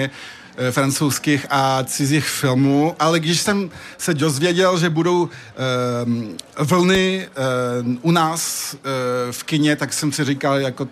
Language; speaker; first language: Czech; early bilingual, heritage; Czech